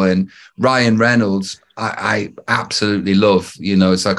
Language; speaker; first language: English; native; English